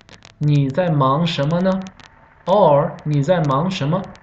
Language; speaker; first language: Chinese; non-native, fluent; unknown